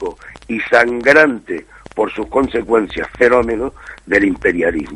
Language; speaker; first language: Spanish; native; Spanish